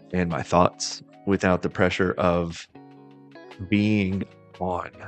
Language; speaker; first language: English; native; English